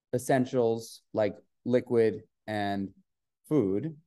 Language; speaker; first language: English; native; English